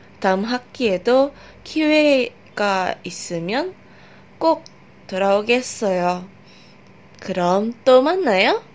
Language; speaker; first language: Korean; non-native, learner; Indonesian